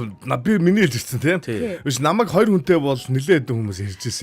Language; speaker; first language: Mongolian; native; Mongolian